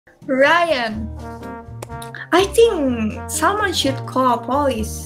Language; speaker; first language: English; non-native, learner; Indonesian